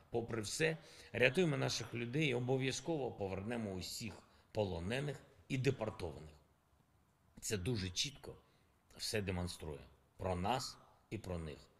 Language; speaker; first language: Ukrainian; non-native, local second language; Russian